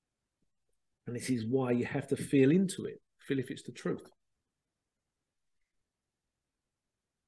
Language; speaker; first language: English; native; English